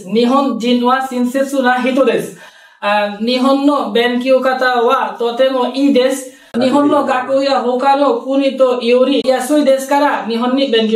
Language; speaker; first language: Japanese; non-native, learner; Bangla